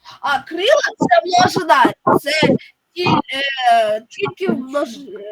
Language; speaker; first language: Ukrainian; non-native, local second language; Russian